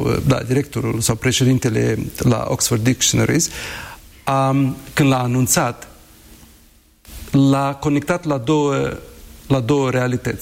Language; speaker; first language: Romanian; native; Romanian